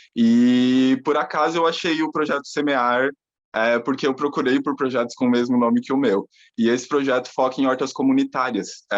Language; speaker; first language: Portuguese; native; Portuguese